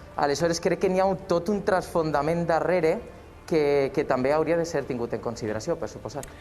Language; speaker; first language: Catalan; native; Catalan